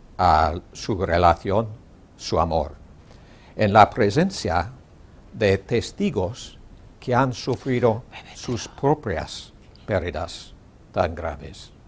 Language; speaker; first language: Spanish; non-native, learner; English